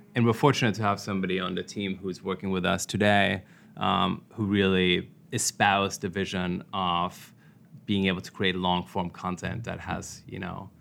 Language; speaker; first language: English; non-native, fluent; German